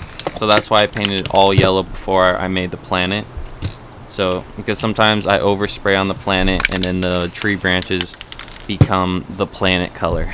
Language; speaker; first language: English; native; English